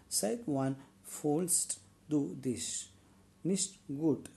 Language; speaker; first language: German; non-native, learner; Malayalam